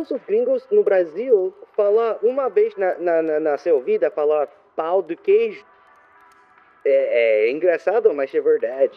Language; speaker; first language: Portuguese; non-native, learner; French